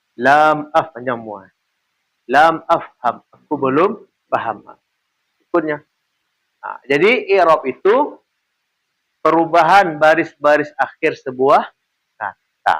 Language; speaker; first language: Malay; non-native, local second language; Minangkabau